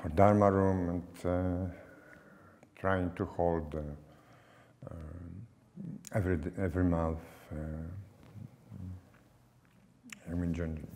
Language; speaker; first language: English; non-native, fluent; Polish